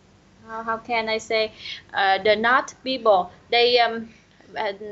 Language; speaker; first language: English; non-native, learner; Vietnamese